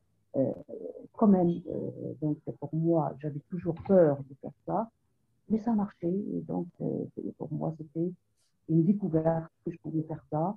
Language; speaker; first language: French; non-native, local second language; Arabic